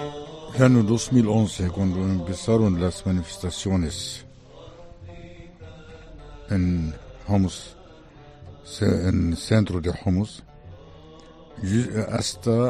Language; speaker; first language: Spanish; non-native, fluent; Arabic